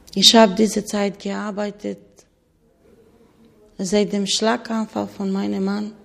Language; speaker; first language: German; non-native, learner; Bulgarian